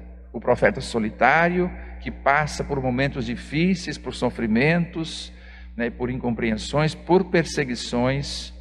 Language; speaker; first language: Portuguese; native; Portuguese